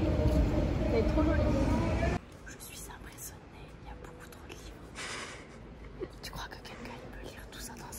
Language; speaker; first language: French; native; French